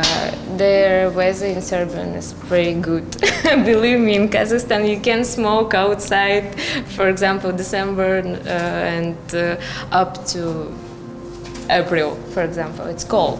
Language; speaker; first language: English; non-native, learner; Russian